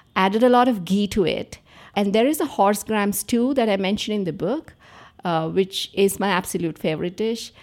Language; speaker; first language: English; non-native, local second language; Telugu